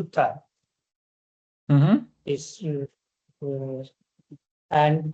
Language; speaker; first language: English; non-native, learner; Bangla